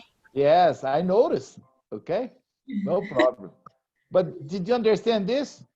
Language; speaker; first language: English; non-native, fluent; Portuguese